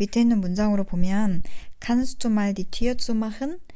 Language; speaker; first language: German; non-native, fluent; Korean